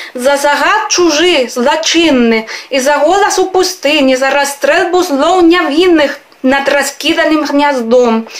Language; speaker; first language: Belarusian; non-native, fluent; Spanish